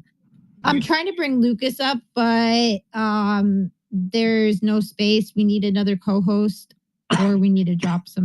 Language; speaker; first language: English; native; English